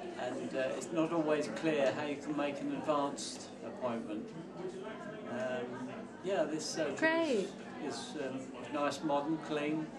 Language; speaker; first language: English; native; English